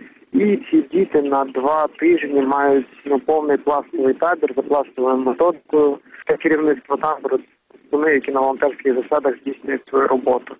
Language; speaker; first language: Ukrainian; native; Ukrainian